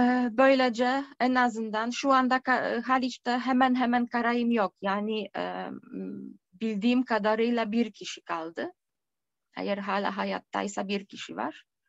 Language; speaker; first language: Turkish; non-native, fluent; Polish